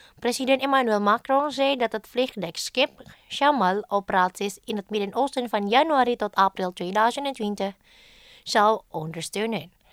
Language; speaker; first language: Dutch; non-native, fluent; Indonesian